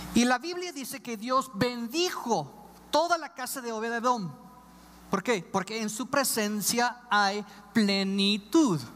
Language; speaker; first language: Spanish; non-native, fluent; English